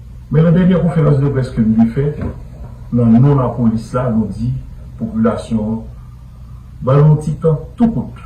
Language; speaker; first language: Haitian Creole; native; Haitian Creole